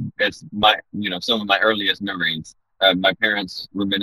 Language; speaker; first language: English; native; English